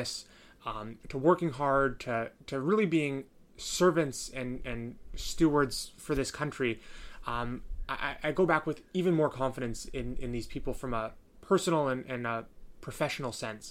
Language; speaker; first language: English; native; English